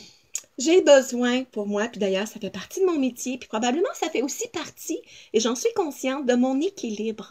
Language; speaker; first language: French; native; French